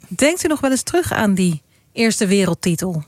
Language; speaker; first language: Dutch; native; Dutch